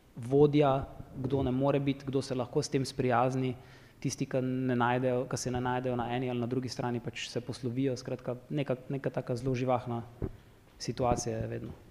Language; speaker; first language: Slovenian; native; Slovenian